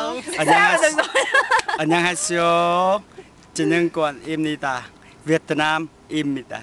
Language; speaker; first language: Korean; non-native, learner; Vietnamese